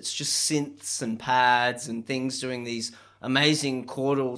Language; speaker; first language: English; native; English